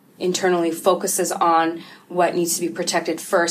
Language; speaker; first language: English; early bilingual, other home language; Russian